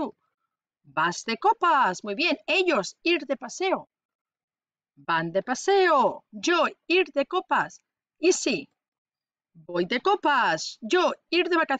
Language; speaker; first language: Spanish; non-native, fluent; English